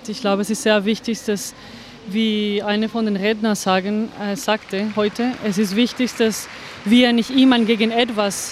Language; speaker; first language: German; non-native, fluent; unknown